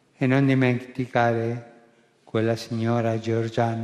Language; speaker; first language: Italian; non-native, fluent; Spanish